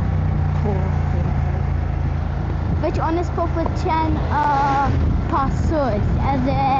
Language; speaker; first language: Albanian; early bilingual, heritage; Albanian